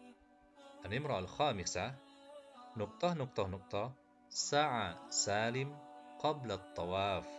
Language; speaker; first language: Arabic; non-native, fluent; Indonesian